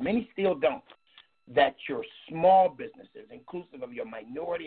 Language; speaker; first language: English; native; English